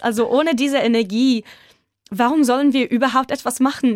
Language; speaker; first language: German; non-native, fluent; Hebrew